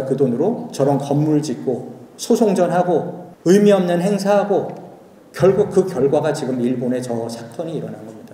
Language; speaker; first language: Korean; native; Korean